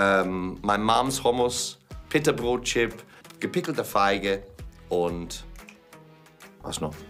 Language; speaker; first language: German; non-native, fluent; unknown